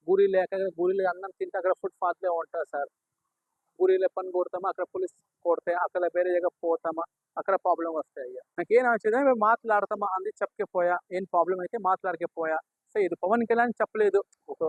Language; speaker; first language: Telugu; non-native, learner; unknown